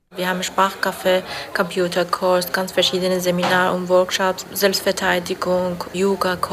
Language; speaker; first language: German; non-native, fluent; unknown